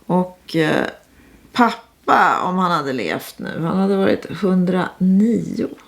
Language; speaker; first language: Swedish; native; Swedish